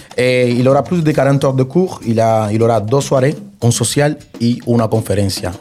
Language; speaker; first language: French; non-native, fluent; Spanish